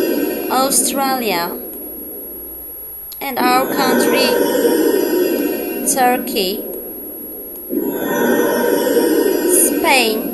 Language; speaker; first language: English; non-native, fluent; Turkish